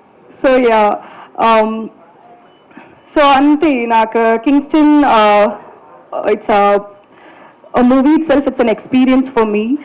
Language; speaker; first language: Telugu; non-native, learner; Tamil